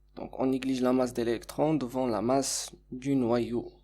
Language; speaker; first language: French; non-native, local second language; Arabic